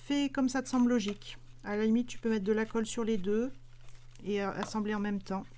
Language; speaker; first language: French; native; French